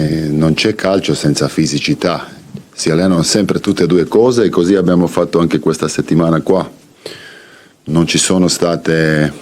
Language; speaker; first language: Italian; non-native, fluent; Croatian